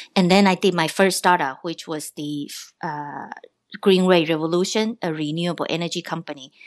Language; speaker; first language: English; non-native, fluent; Chinese